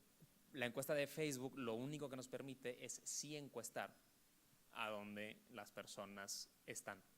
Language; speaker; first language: Spanish; native; Spanish